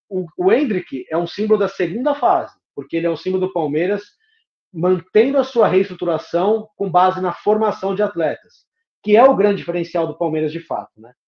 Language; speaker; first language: Portuguese; native; Portuguese